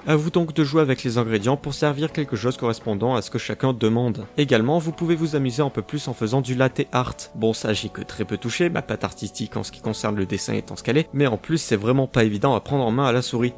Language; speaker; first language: French; native; French